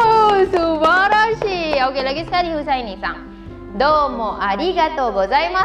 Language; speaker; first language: Malay; native; Malay